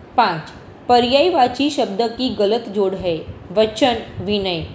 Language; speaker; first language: Hindi; non-native, local second language; Gujarati